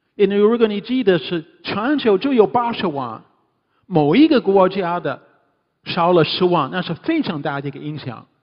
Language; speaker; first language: Chinese; non-native, fluent; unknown